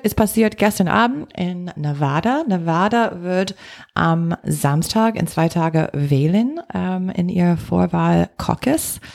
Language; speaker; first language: German; non-native, fluent; English